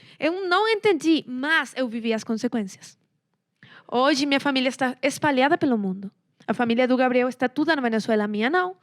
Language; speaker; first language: Portuguese; non-native, fluent; Spanish